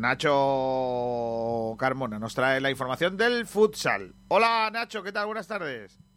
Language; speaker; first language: Spanish; native; Spanish